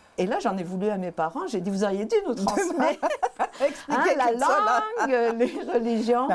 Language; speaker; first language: French; native; French